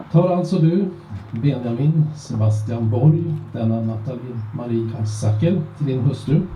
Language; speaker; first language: Swedish; native; Swedish